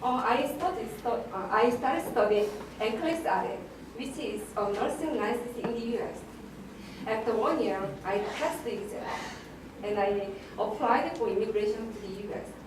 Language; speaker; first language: English; non-native, learner; Korean